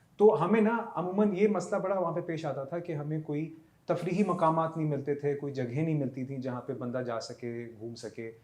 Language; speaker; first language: Urdu; native; Urdu